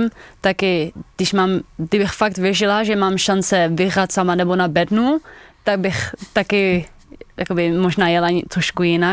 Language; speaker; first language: Czech; early bilingual, heritage; Dutch